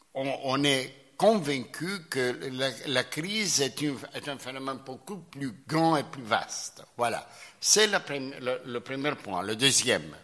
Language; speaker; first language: French; non-native, fluent; Greek